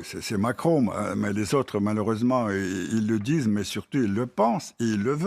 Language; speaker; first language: French; non-native, fluent; Russian